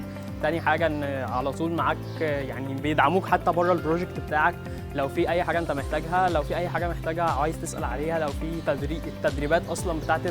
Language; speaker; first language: Arabic; native; Arabic